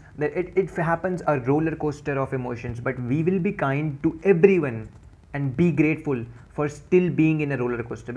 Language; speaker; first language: English; non-native, local second language; Hindi